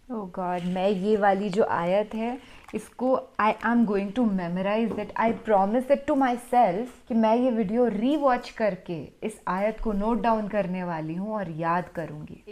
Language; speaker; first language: Hindi; native; Hindi